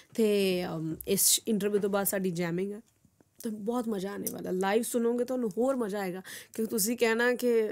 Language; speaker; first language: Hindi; non-native, local second language; Punjabi